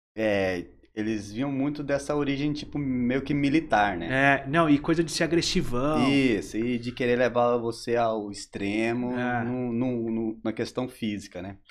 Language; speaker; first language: Portuguese; native; Portuguese